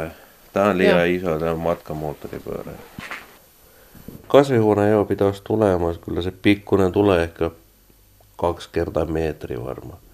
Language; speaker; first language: Finnish; non-native, learner; Estonian